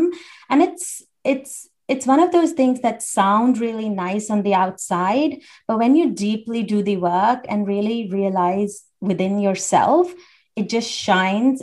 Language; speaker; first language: English; non-native, local second language; Hindi